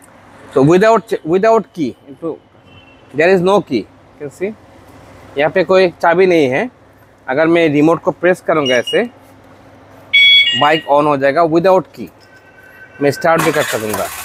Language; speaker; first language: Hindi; non-native, learner; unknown